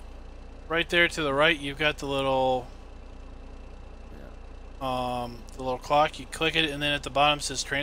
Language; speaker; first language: English; native; English